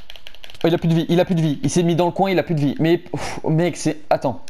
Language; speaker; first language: French; native; French